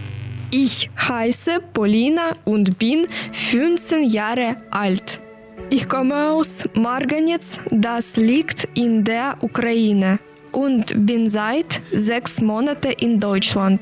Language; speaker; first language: German; non-native, learner; Ukrainian